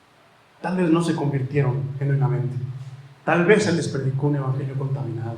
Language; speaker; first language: Spanish; native; Spanish